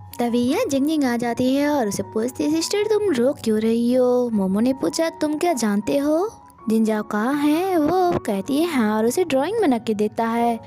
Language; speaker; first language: Hindi; non-native, local second language; Bangla